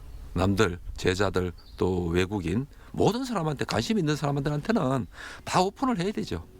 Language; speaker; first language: Korean; native; Korean